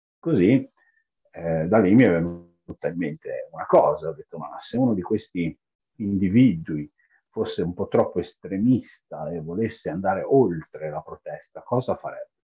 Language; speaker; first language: Italian; native; Italian